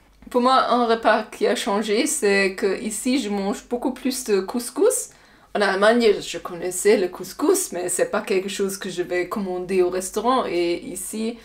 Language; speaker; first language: French; non-native, learner; German